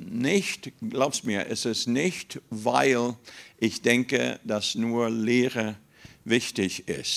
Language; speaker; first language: German; non-native, fluent; English